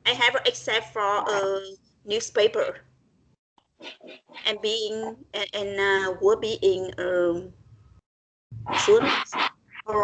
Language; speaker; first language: English; non-native, learner; Vietnamese